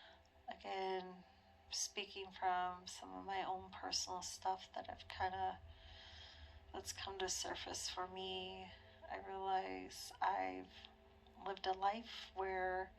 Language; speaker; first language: English; native; English